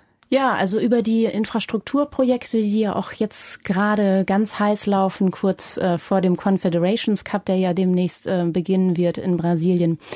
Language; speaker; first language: German; native; German